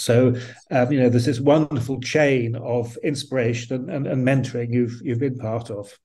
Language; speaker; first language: English; native; English